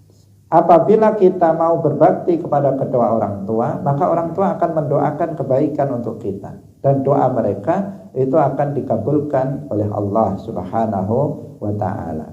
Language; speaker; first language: Indonesian; non-native, local second language; Javanese